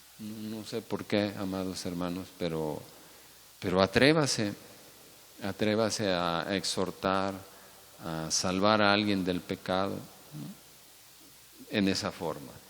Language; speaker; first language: Spanish; native; Spanish